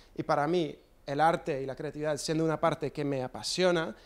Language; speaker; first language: Spanish; non-native, fluent; English